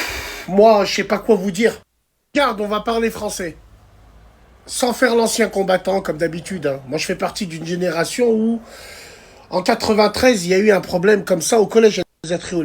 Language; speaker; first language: French; native; French